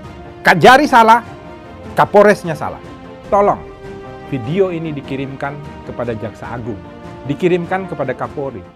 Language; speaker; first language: Indonesian; native; Indonesian